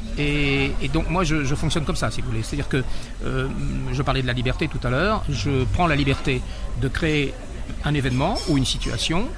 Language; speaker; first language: French; native; French